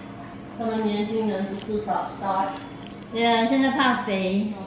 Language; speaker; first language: Chinese; early bilingual, heritage; Chinese